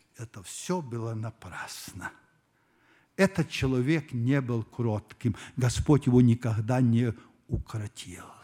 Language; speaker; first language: Russian; early bilingual, heritage; Russian